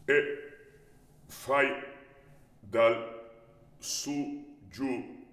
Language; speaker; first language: Italian; non-native, learner; Georgian